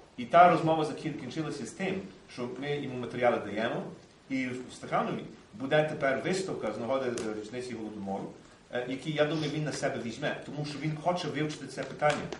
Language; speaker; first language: Ukrainian; early bilingual, heritage; Ukrainian